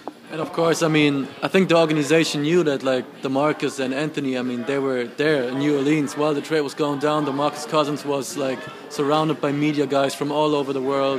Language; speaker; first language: English; non-native, fluent; German